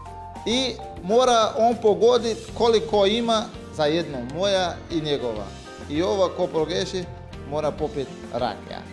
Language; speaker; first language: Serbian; non-native, learner; Portuguese